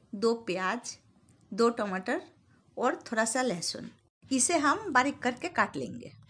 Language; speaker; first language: Hindi; non-native, local second language; Bangla